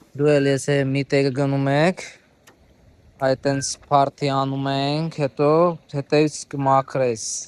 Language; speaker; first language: Armenian; non-native, learner; Hindi